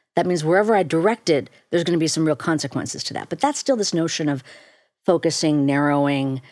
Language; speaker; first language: English; native; English